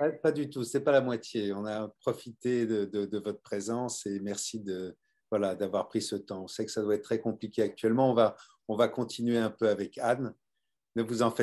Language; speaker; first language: French; native; French